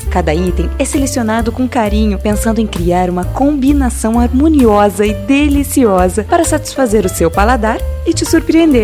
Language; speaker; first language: Portuguese; native; Portuguese